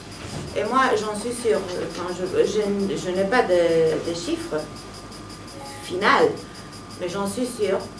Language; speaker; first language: French; non-native, fluent; Romanian